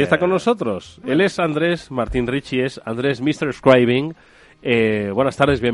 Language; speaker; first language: Spanish; native; Spanish